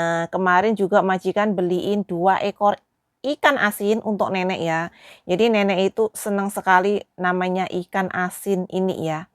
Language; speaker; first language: Indonesian; non-native, local second language; Javanese